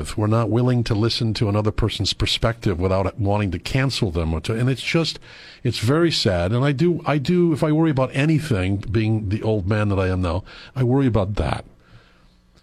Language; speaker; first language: English; native; English